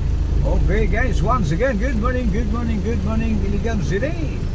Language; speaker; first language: English; non-native, local second language; Cebuano